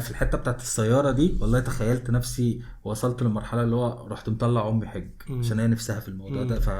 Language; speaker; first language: Arabic; native; Arabic